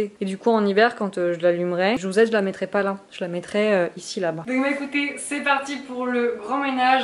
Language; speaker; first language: French; native; French